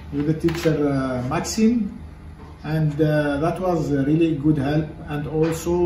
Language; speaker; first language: English; non-native, fluent; French